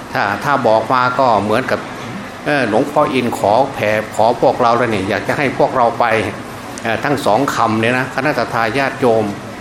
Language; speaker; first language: Thai; non-native, local second language; Northeastern Thai